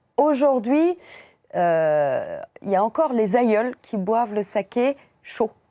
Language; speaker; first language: French; non-native, fluent; Persian